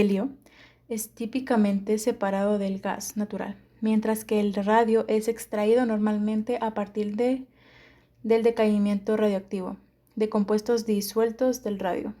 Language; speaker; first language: Spanish; native; Spanish